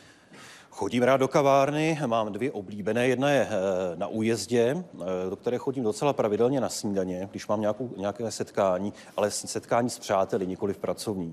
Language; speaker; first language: Czech; native; Czech